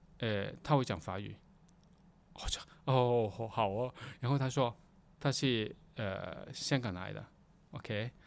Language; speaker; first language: Chinese; non-native, local second language; Cantonese